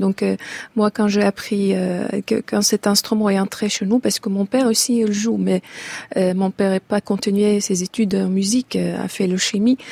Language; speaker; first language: French; non-native, fluent; Arabic